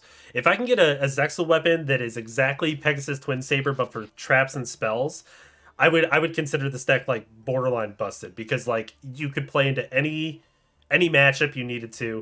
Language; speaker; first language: English; native; English